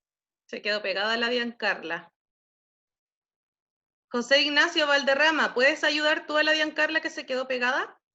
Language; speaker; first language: Spanish; native; Spanish